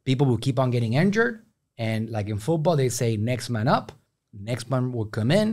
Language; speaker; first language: English; native; English